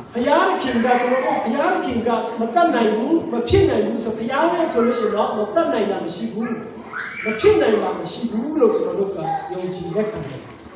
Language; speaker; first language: Burmese; non-native, local second language; Hakha Chin